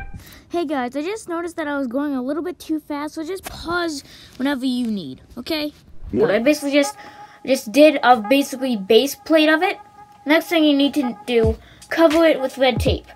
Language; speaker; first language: English; native; English